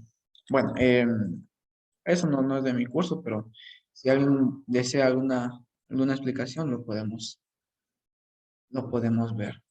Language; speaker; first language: Spanish; native; Spanish